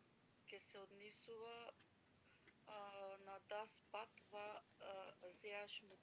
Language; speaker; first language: German; non-native, learner; Macedonian